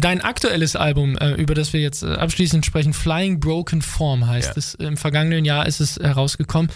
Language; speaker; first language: German; native; German